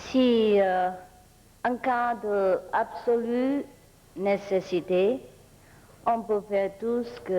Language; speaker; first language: French; non-native, fluent; Vietnamese